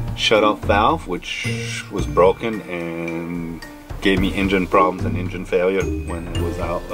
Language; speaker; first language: English; native; English